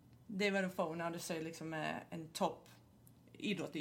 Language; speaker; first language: Swedish; non-native, fluent; English